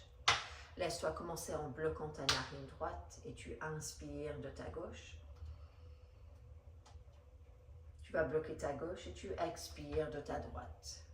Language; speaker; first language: French; non-native, fluent; English